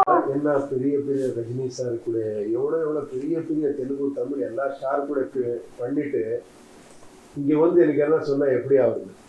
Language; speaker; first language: Tamil; non-native, learner; Kannada